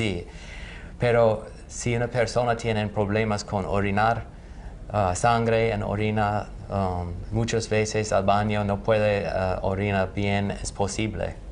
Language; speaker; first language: Spanish; non-native, learner; English